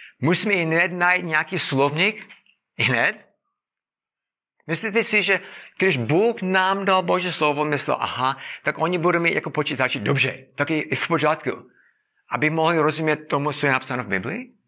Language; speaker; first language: Czech; non-native, fluent; English